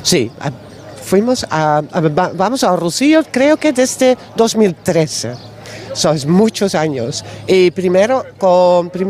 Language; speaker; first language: Spanish; non-native, learner; Dutch